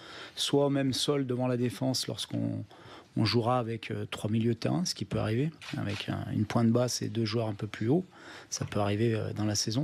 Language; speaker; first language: French; native; French